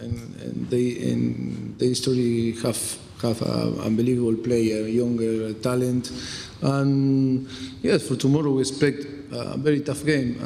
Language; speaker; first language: English; non-native, fluent; Spanish